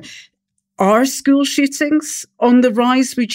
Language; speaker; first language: English; native; English